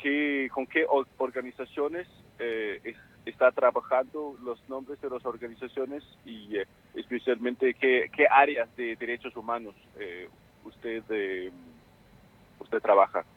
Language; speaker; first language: Spanish; non-native, fluent; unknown